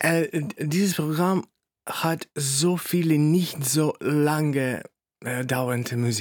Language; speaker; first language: German; non-native, fluent; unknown